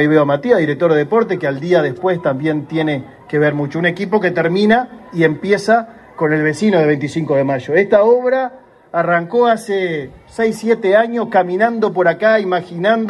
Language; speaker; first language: Spanish; native; Spanish